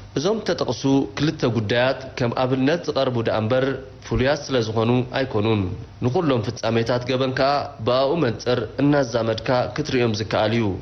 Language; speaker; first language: Tigrinya; native; Tigrinya